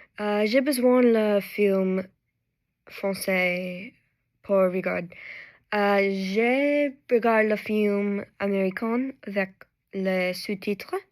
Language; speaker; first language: French; non-native, learner; English